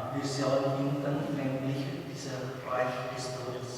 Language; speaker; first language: German; non-native, learner; Indonesian